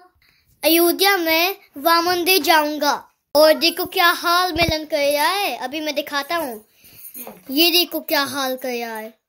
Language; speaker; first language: Hindi; early bilingual, heritage; Hindi